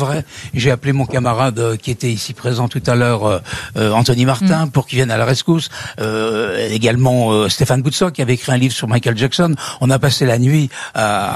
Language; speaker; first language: French; native; French